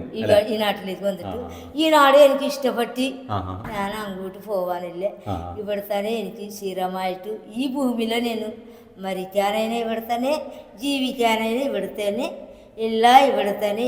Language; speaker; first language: Malayalam; non-native, local second language; Telugu